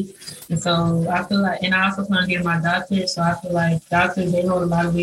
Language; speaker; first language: English; non-native, fluent; Chinese